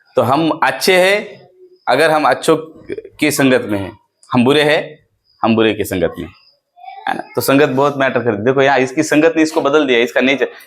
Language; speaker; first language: Hindi; non-native, local second language; Marathi